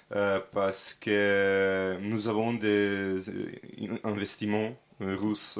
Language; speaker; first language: French; non-native, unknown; Serbian